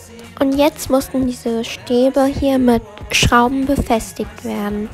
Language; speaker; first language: German; native; German